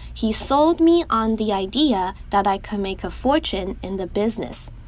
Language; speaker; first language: English; non-native, fluent; Chinese